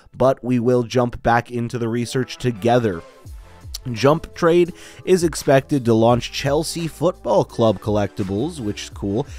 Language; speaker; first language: English; native; English